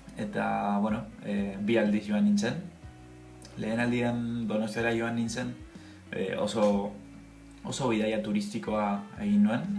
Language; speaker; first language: Basque; non-native, fluent; Spanish